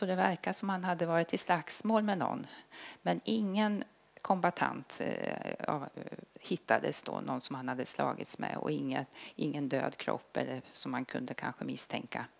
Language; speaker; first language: Swedish; native; Swedish